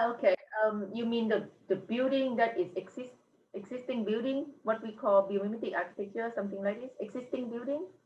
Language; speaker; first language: English; non-native, fluent; Thai